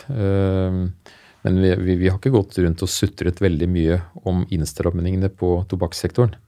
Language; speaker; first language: Norwegian; native; Norwegian